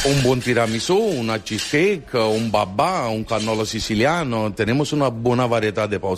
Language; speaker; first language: Spanish; non-native, fluent; Italian